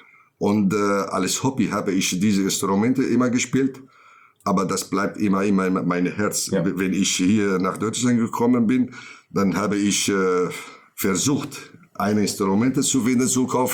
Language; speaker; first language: German; non-native, learner; Kurdish